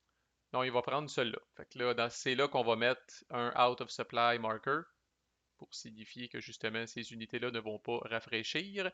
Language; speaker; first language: French; native; French